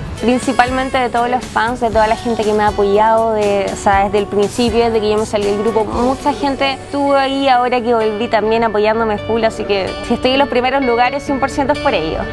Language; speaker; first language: Spanish; native; Spanish